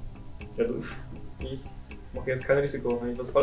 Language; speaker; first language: German; non-native, fluent; Norwegian